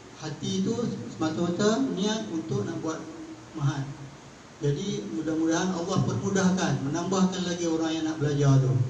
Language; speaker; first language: Malay; native; Malay